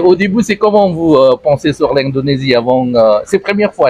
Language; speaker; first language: French; non-native, learner; Indonesian